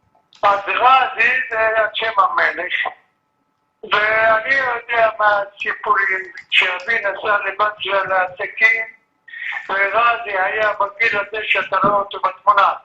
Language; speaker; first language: Hebrew; early bilingual, other home language; Arabic